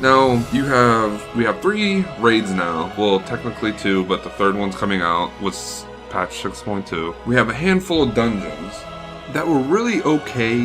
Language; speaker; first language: English; native; English